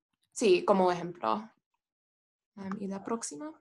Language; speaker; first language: Spanish; non-native, fluent; English